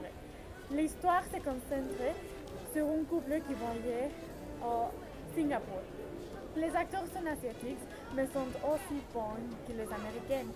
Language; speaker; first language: French; non-native, learner; Spanish